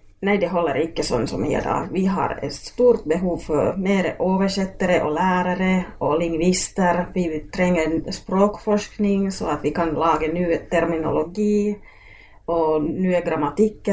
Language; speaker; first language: Swedish; non-native, local second language; Finnish